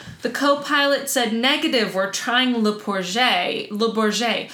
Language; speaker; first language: English; native; English